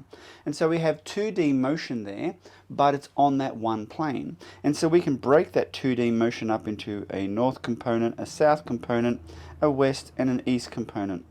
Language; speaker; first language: English; native; English